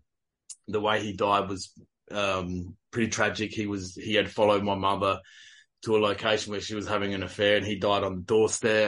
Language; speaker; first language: English; native; English